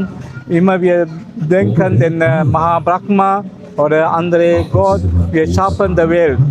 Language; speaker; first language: German; non-native, learner; Sinhala